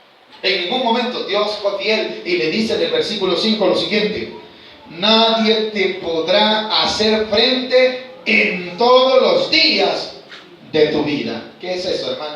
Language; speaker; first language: Spanish; native; Spanish